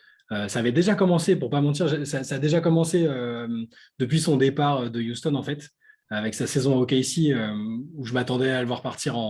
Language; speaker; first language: French; native; French